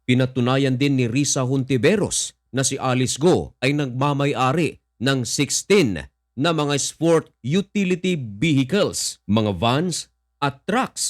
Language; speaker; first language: Filipino; native; Filipino